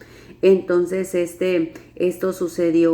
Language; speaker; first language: Spanish; native; Spanish